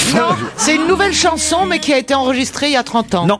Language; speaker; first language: French; native; French